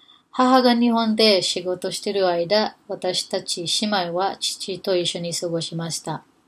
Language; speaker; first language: Japanese; non-native, fluent; Filipino